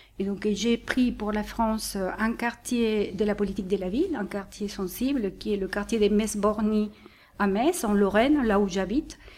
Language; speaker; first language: French; non-native, fluent; Spanish